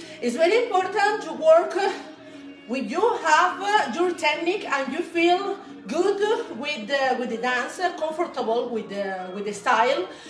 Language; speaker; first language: English; non-native, learner; Spanish